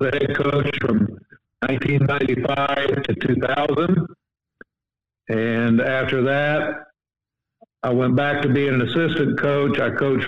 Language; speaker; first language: English; native; English